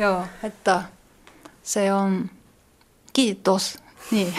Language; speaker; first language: Finnish; non-native, learner; Korean